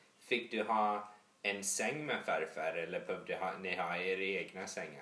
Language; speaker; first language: Swedish; early bilingual, heritage; English